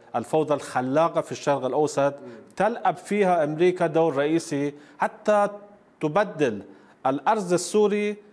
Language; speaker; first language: Arabic; non-native, fluent; Persian